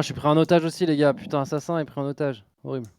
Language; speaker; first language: French; native; French